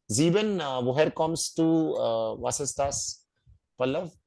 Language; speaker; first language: German; non-native, fluent; Hindi